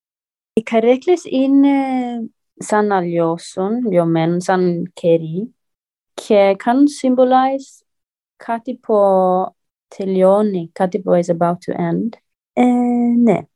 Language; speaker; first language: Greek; early bilingual, heritage; Greek